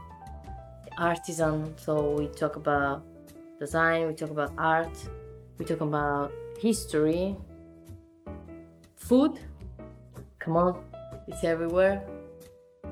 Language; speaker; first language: English; non-native, fluent; Italian